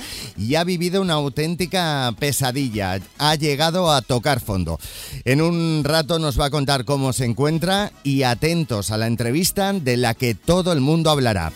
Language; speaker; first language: Spanish; native; Spanish